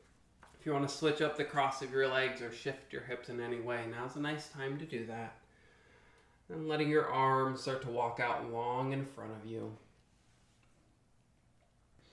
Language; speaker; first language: English; native; English